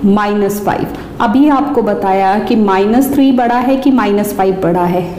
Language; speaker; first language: Hindi; non-native, local second language; Punjabi